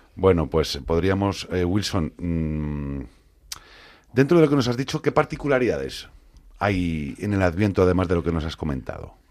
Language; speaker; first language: Spanish; native; Spanish